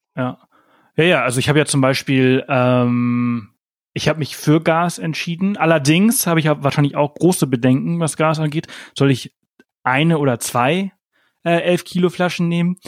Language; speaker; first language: German; native; German